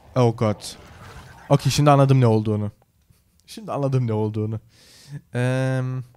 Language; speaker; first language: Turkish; early bilingual, heritage; Turkish